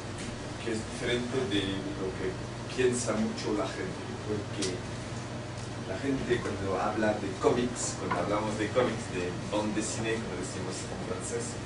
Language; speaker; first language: Spanish; non-native, fluent; French